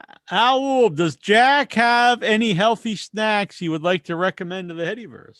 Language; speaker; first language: English; native; English